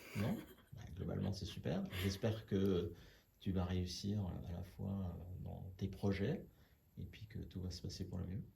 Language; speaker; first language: French; native; French